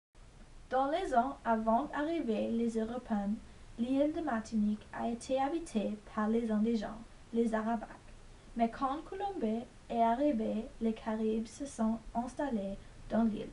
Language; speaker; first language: French; non-native, learner; English